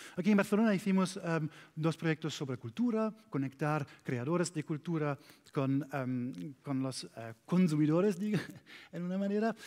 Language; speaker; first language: Spanish; non-native, learner; German